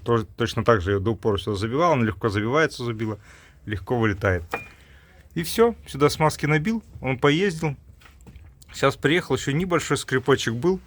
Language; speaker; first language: Russian; native; Russian